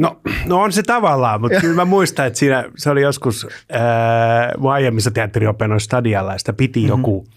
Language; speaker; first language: Finnish; native; Finnish